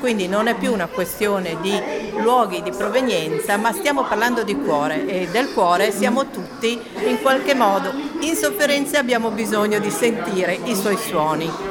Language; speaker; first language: Italian; native; Italian